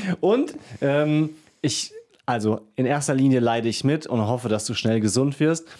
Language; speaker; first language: German; native; German